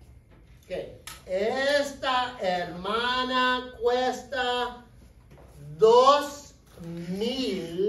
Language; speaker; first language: Spanish; non-native, fluent; English